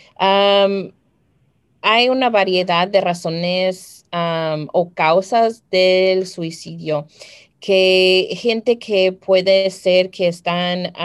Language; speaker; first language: Spanish; early bilingual, heritage; Spanish